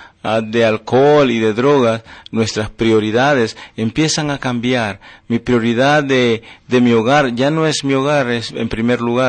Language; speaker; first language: Spanish; native; Spanish